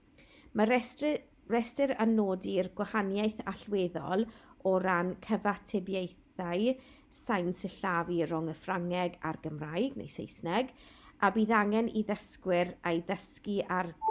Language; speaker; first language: Welsh; non-native, local second language; English